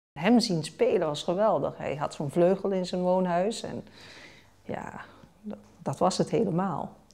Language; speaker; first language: Dutch; non-native, local second language; Papiamento